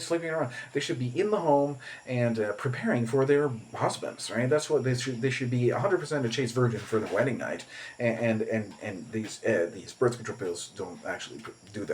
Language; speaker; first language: English; native; English